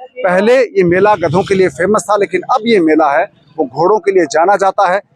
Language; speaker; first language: Hindi; native; Hindi